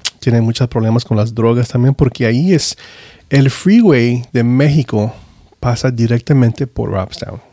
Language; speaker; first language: Spanish; early bilingual, heritage; Spanish